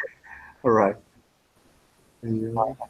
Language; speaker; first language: English; non-native, learner; Spanish